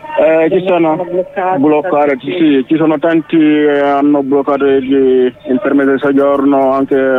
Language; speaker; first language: Italian; non-native, learner; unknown